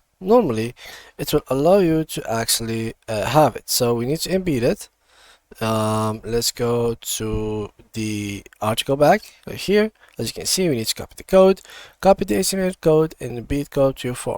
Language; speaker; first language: English; non-native, fluent; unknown